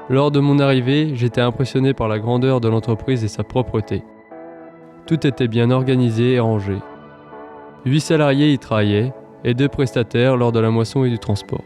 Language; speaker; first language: French; native; French